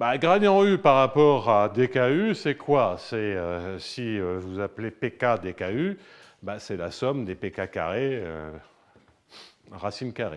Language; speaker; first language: French; native; French